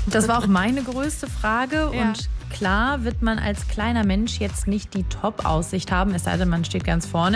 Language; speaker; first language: German; native; German